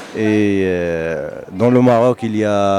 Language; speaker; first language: French; non-native, local second language; Berber languages